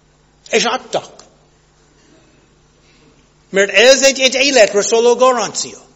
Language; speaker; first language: Hungarian; non-native, fluent; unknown